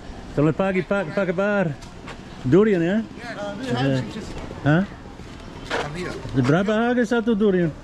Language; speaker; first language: Indonesian; non-native, learner; English